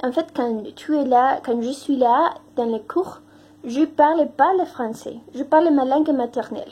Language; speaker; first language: French; non-native, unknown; Spanish